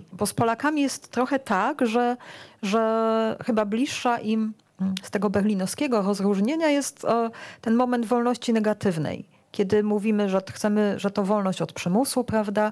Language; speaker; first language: Polish; native; Polish